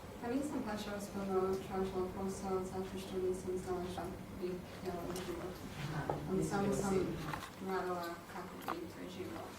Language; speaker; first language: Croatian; non-native, learner; English